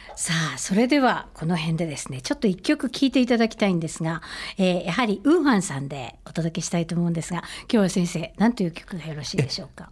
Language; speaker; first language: Japanese; native; Japanese